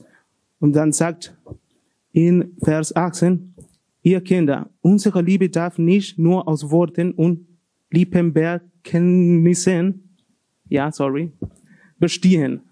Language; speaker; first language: German; non-native, learner; Spanish